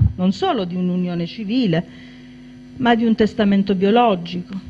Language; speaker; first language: Italian; native; Italian